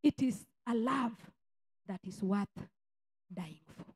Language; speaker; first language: English; non-native, local second language; Swahili